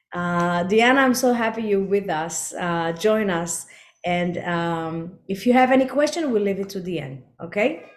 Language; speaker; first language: English; non-native, fluent; Hebrew